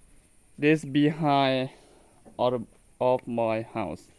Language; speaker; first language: English; non-native, learner; Hmong